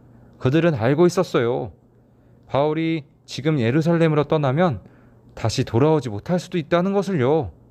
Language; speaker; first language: Korean; native; Korean